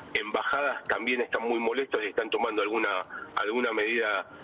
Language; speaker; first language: Spanish; native; Spanish